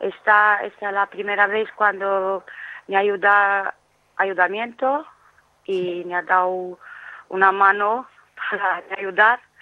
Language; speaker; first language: Spanish; non-native, learner; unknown